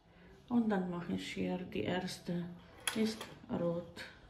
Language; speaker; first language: German; non-native, fluent; Croatian